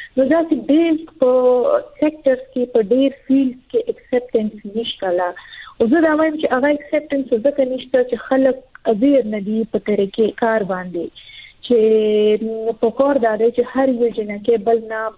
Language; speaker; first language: Pashto; native; Pashto